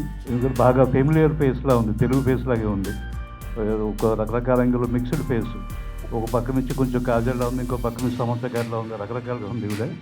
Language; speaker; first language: Telugu; native; Telugu